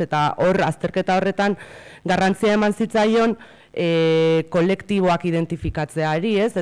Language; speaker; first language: Basque; native; Basque